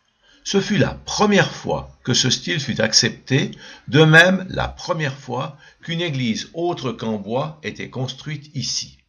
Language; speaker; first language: French; native; French